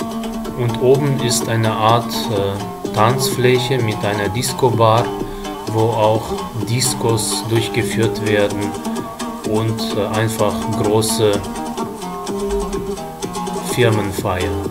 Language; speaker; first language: German; non-native, fluent; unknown